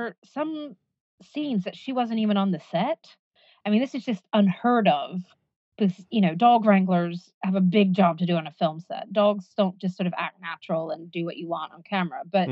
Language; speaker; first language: English; native; English